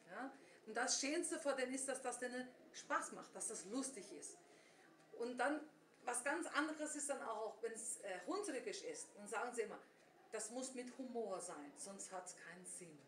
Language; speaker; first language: German; early bilingual, heritage; German